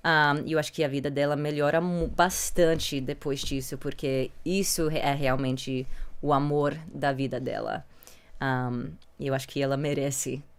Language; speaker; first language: Portuguese; non-native, fluent; English